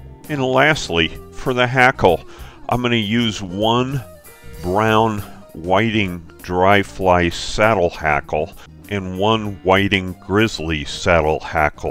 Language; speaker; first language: English; native; English